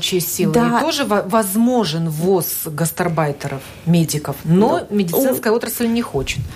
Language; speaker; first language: Russian; native; Russian